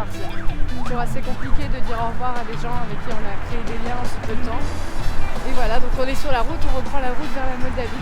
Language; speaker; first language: French; native; French